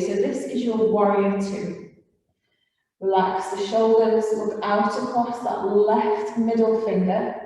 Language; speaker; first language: English; native; English